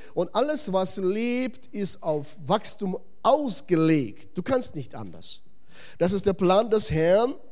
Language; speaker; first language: German; non-native, fluent; Russian